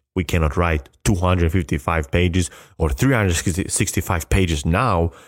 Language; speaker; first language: English; non-native, fluent; Albanian